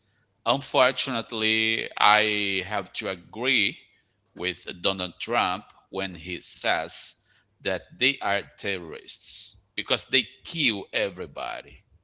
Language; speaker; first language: English; non-native, fluent; Portuguese